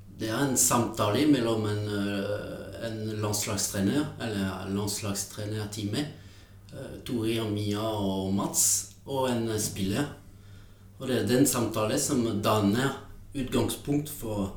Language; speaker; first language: Norwegian; non-native, fluent; French